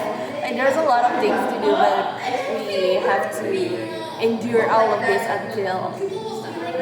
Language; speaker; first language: English; non-native, learner; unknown